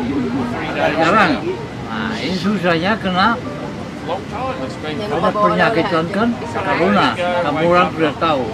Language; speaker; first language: Indonesian; non-native, learner; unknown